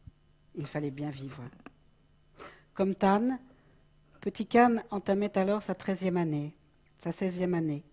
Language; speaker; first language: French; native; French